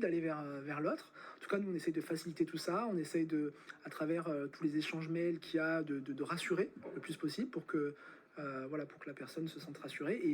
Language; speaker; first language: French; native; French